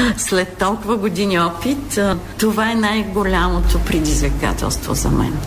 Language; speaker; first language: Bulgarian; non-native, local second language; Turkish